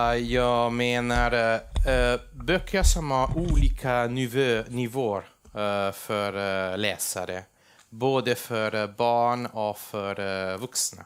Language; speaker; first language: Swedish; non-native, fluent; Italian